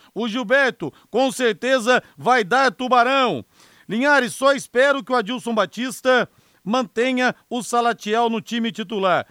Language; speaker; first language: Portuguese; native; Portuguese